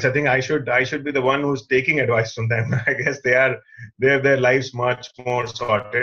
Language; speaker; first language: English; non-native, local second language; Hindi